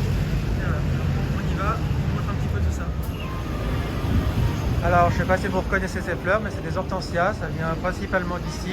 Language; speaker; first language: French; native; French